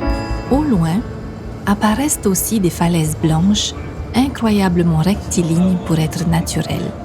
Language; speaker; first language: French; native; French